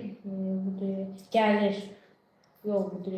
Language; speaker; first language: French; non-native, learner; Azerbaijani